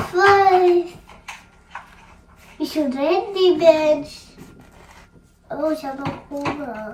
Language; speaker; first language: German; early bilingual, other home language; Telugu